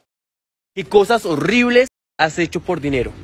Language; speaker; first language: Spanish; native; Spanish